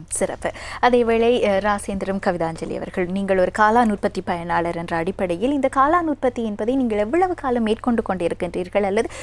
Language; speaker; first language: Tamil; native; Tamil